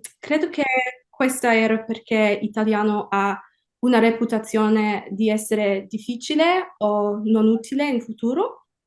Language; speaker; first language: Italian; non-native, fluent; English